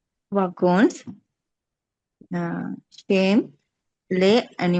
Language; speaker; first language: French; non-native, learner; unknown